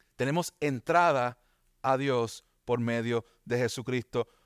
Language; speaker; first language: Spanish; native; Spanish